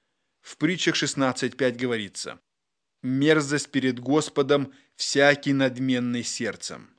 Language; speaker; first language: Russian; native; Russian